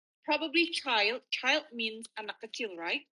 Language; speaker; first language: English; non-native, fluent; Indonesian